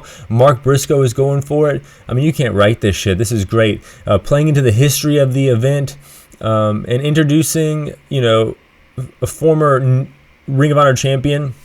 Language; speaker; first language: English; native; English